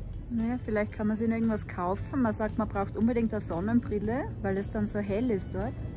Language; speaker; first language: German; native; German